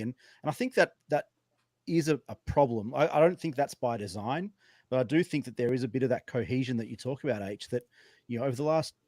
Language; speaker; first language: English; native; English